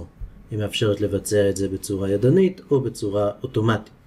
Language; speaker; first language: Hebrew; native; Hebrew